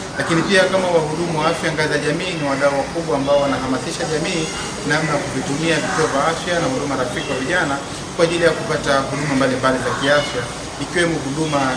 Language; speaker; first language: Swahili; native; Swahili